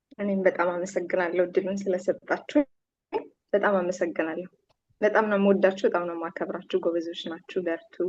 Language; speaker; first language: Amharic; native; Amharic